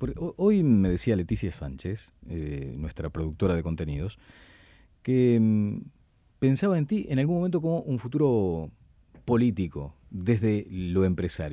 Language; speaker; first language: Spanish; native; Spanish